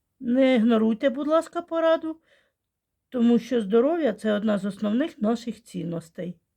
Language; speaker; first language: Ukrainian; non-native, local second language; Russian